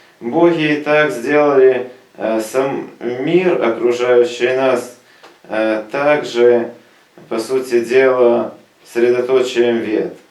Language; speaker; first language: Russian; native; Russian